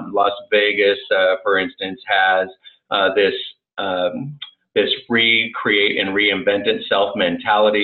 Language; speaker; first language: English; native; English